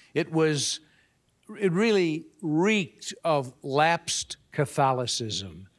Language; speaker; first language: English; native; English